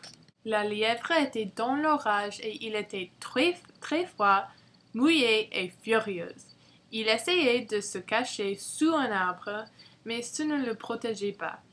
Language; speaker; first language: French; non-native, learner; English